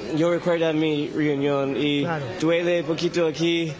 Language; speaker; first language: Spanish; non-native, learner; English